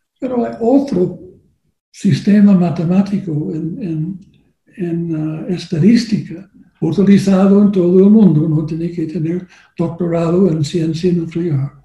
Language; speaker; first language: Spanish; non-native, learner; English